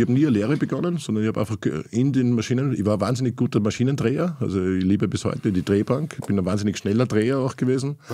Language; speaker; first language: German; native; German